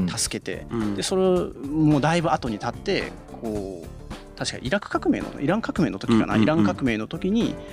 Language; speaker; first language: Japanese; early bilingual, other home language; Chinese